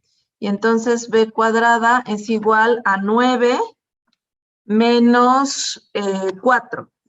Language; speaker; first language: Spanish; native; Spanish